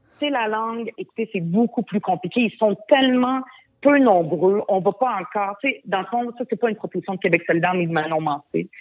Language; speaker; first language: French; early bilingual, other home language; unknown